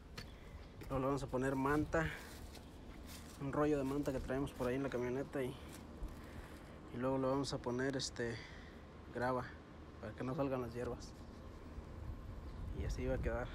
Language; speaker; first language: Spanish; native; Spanish